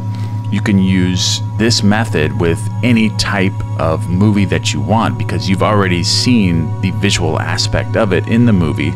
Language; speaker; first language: English; native; English